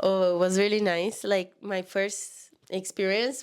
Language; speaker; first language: English; non-native, learner; Portuguese